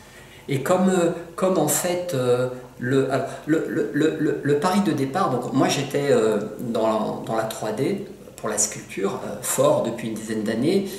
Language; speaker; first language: French; native; French